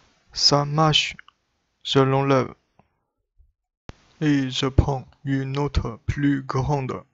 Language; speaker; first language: French; non-native, learner; Chinese